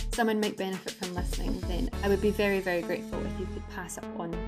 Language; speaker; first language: English; native; English